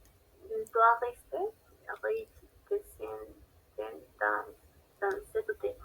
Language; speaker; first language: French; non-native, learner; Spanish